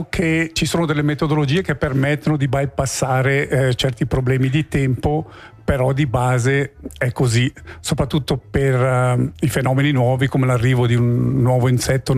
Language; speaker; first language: Italian; native; Italian